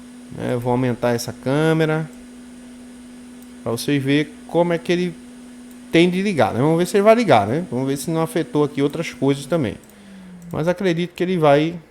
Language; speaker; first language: Portuguese; native; Portuguese